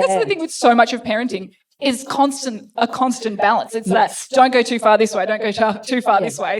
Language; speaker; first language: English; native; English